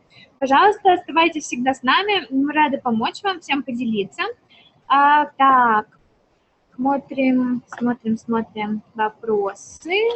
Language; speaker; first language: Russian; native; Russian